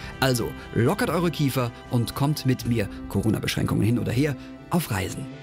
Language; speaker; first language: German; native; German